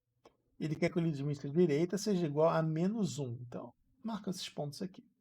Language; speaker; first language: Portuguese; native; Portuguese